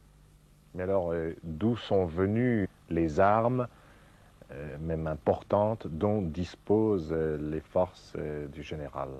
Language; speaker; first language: French; native; French